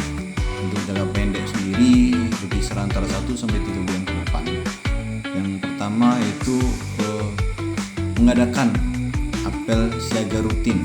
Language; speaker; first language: Indonesian; native; Indonesian